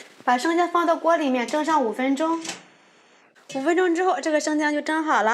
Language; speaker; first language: Chinese; native; Chinese